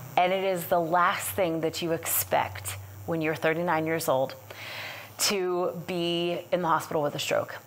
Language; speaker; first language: English; native; English